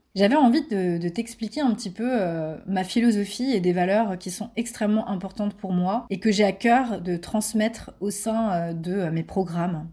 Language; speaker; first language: French; native; French